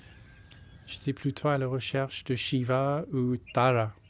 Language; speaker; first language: French; non-native, fluent; English